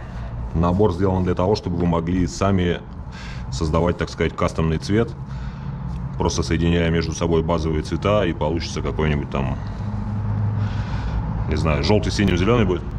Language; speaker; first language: Russian; native; Russian